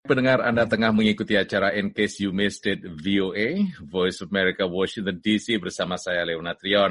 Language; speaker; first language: Indonesian; native; Indonesian